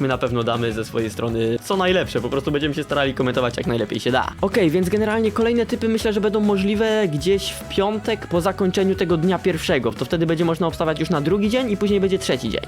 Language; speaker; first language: Polish; native; Polish